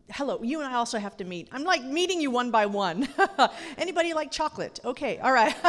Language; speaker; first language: English; native; English